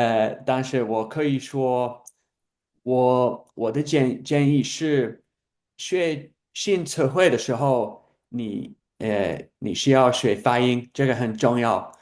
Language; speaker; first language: Chinese; non-native, fluent; English